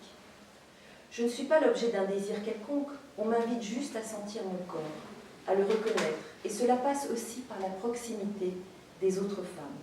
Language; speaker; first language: French; native; French